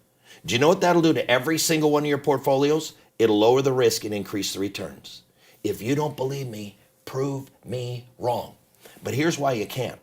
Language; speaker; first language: English; native; English